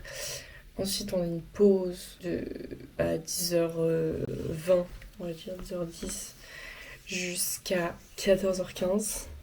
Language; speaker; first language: French; native; French